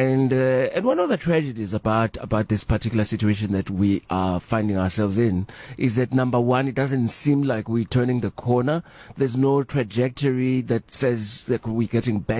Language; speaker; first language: English; non-native, local second language; Zulu